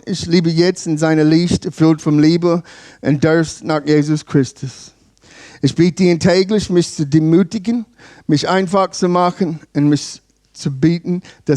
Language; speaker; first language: German; non-native, learner; English